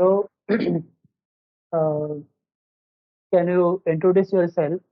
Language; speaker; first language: English; non-native, learner; Marathi